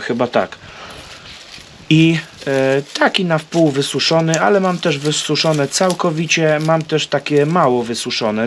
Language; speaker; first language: Polish; native; Polish